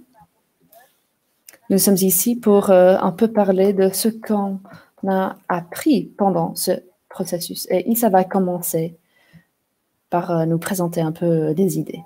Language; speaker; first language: French; non-native, fluent; English